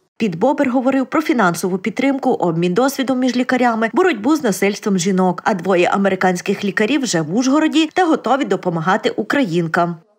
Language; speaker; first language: Ukrainian; native; Ukrainian